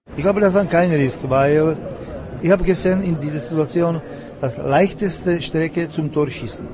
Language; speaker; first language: German; non-native, learner; Czech